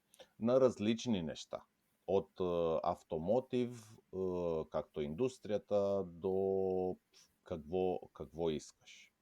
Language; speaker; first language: Bulgarian; non-native, fluent; Romanian